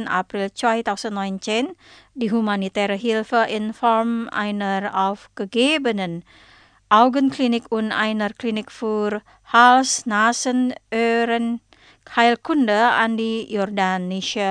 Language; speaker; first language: German; non-native, fluent; Indonesian